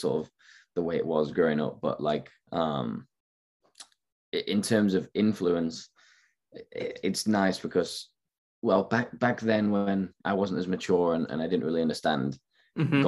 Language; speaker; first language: English; native; English